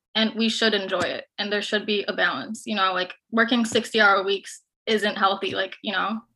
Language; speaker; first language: English; native; English